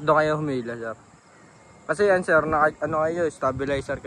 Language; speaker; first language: Filipino; native; Filipino